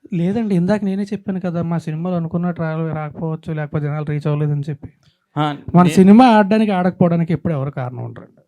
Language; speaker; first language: Telugu; native; Telugu